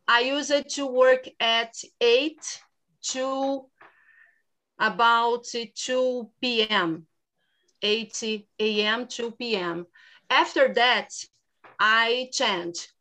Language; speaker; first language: English; non-native, learner; Portuguese